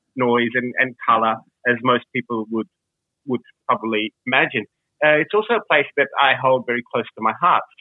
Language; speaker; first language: English; early bilingual, other home language; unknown